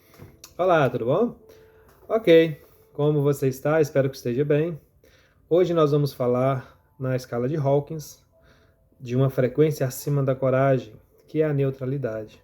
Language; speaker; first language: Portuguese; native; Portuguese